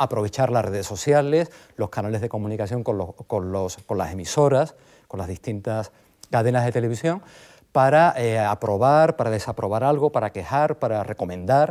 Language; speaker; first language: Spanish; native; Spanish